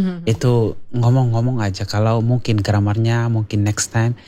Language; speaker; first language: Indonesian; non-native, learner; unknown